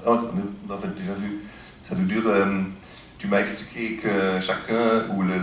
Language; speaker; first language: French; non-native, fluent; German